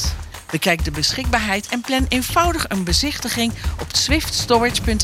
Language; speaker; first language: Dutch; native; Dutch